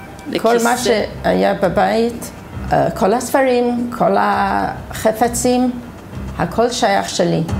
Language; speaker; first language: Hebrew; non-native, fluent; English